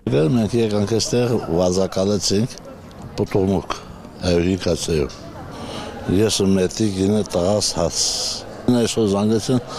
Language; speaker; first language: Armenian; native; Armenian